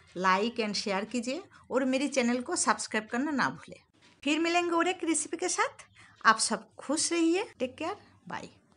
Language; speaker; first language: Hindi; non-native, local second language; Bangla